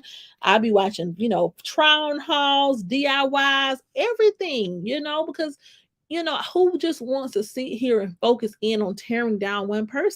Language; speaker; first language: English; native; English